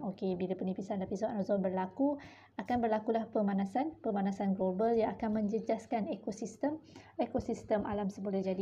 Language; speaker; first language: Malay; native; Malay